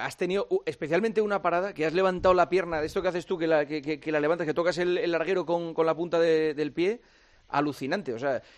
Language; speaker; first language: Spanish; native; Spanish